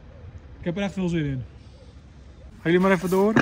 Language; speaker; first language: Dutch; native; Dutch